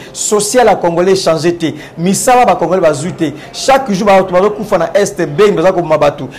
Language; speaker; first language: Lingala; non-native, local second language; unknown